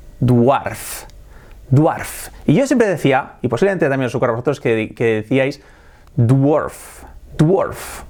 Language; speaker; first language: Spanish; native; Spanish